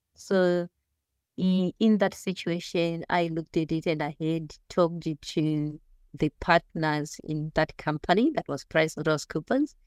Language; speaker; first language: English; non-native, local second language; Shona